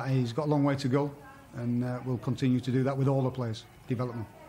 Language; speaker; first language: English; native; English